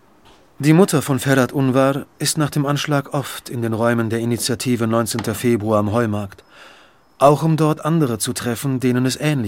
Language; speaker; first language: German; native; German